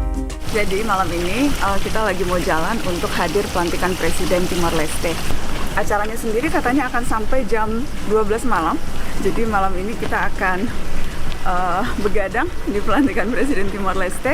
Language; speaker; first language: Indonesian; native; Indonesian